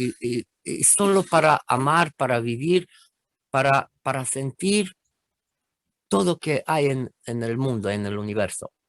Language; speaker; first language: Spanish; non-native, fluent; Romanian